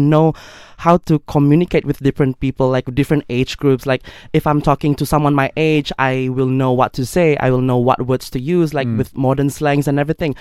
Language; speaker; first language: English; non-native, local second language; Malay